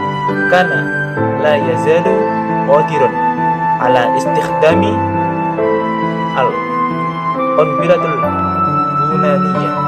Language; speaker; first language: Arabic; non-native, learner; Indonesian